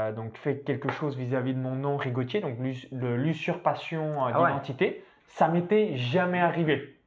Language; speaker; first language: French; native; French